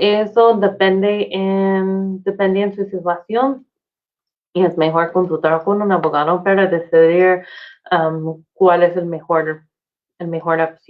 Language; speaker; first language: Spanish; non-native, fluent; English